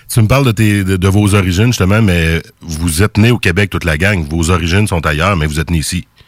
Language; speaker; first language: French; native; French